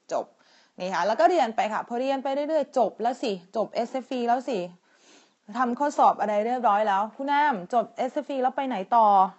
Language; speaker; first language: Thai; native; Thai